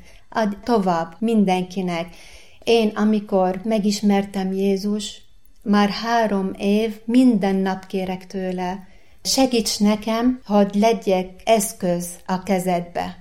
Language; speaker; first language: Hungarian; non-native, learner; Arabic